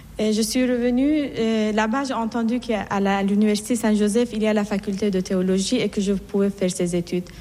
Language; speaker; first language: French; non-native, fluent; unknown